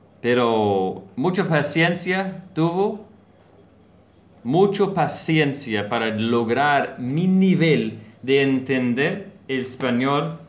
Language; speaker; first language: Spanish; non-native, learner; English